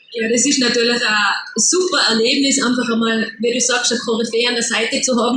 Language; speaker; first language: German; native; German